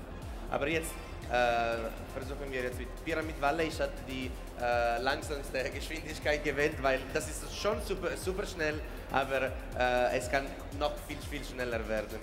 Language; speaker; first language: German; non-native, fluent; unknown